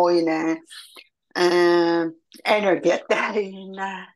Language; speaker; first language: Finnish; non-native, learner; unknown